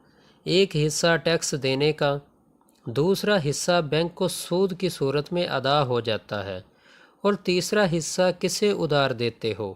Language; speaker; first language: Urdu; native; Urdu